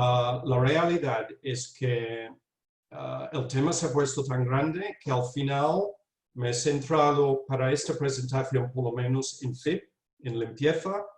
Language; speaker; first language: Spanish; non-native, fluent; English